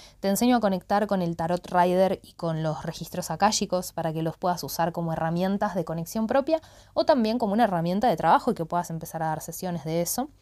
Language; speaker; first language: Spanish; native; Spanish